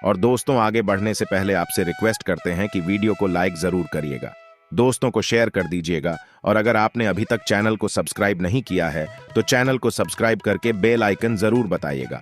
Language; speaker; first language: Hindi; native; Hindi